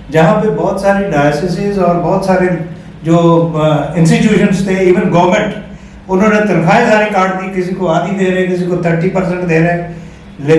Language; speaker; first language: Hindi; non-native, local second language; Punjabi